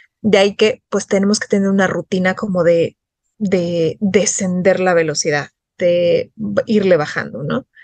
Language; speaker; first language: Spanish; native; Spanish